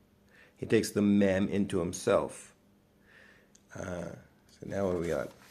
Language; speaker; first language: English; native; English